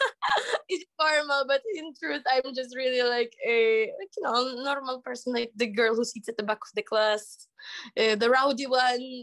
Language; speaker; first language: English; non-native, local second language; Iloko